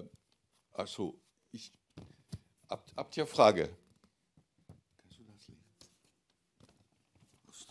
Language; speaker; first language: German; non-native, fluent; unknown